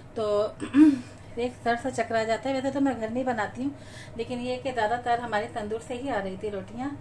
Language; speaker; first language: Urdu; native; Urdu